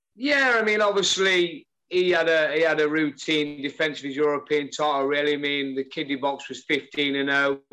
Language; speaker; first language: English; native; English